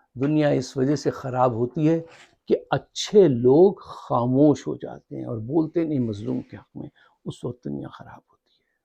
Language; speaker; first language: Urdu; native; Urdu